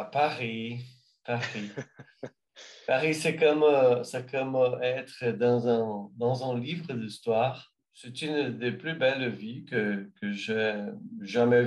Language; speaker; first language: French; non-native, learner; Portuguese